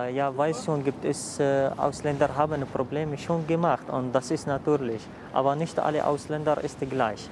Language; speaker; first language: German; non-native, learner; Arabic